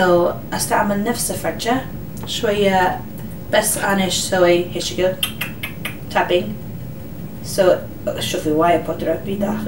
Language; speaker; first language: Arabic; early bilingual, heritage; English